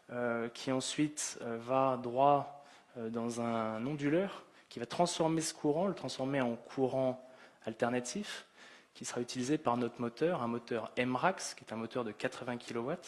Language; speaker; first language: French; native; French